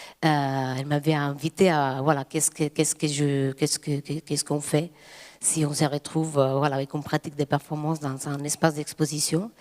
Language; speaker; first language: French; non-native, fluent; Spanish